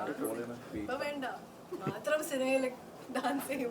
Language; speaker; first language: Malayalam; early bilingual, heritage; Malayalam